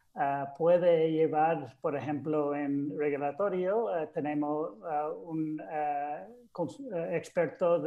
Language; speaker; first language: Spanish; non-native, fluent; English